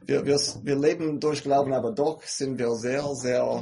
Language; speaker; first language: German; non-native, fluent; English